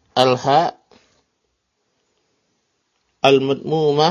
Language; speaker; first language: Arabic; non-native, fluent; Indonesian